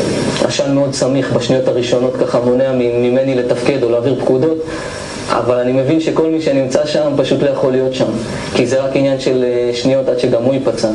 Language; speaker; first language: Hebrew; native; Hebrew